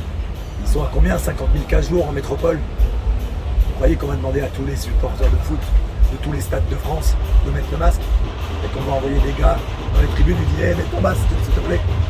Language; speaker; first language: French; native; French